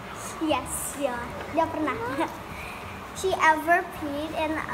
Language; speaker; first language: English; early bilingual, other home language; Indonesian